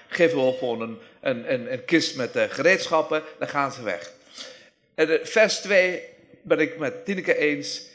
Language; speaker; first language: Dutch; non-native, fluent; Persian